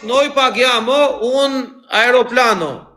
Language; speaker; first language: Italian; non-native, learner; Albanian